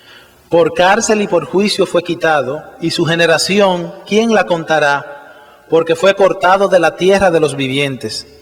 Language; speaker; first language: Spanish; native; Spanish